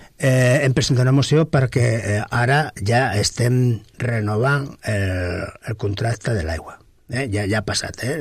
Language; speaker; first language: Catalan; non-native, local second language; Spanish